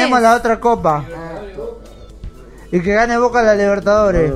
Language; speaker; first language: Spanish; native; Spanish